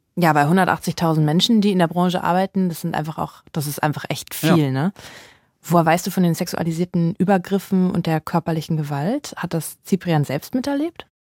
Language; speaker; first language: German; native; German